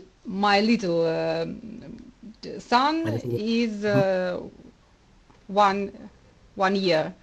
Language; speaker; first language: English; non-native, learner; Russian